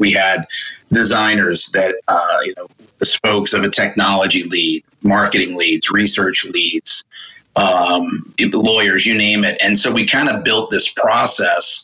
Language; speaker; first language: English; native; English